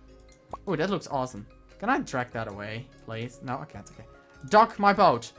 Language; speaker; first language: English; native; English